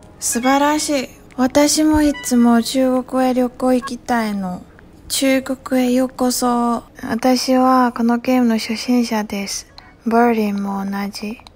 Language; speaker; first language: Japanese; non-native, learner; Chinese